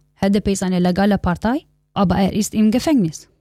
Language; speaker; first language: German; non-native, learner; Kurdish